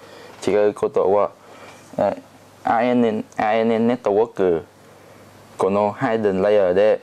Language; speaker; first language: Japanese; non-native, learner; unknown